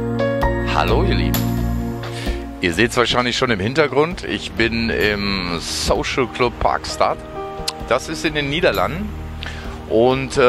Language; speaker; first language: German; native; German